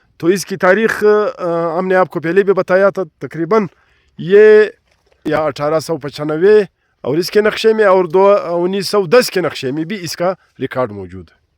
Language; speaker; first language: Urdu; non-native, local second language; Pashto